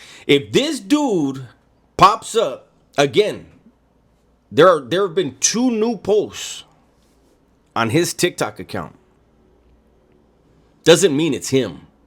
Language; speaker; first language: English; native; English